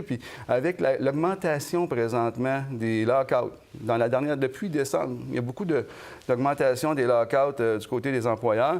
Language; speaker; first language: French; native; French